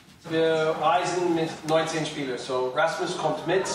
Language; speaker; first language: German; non-native, learner; English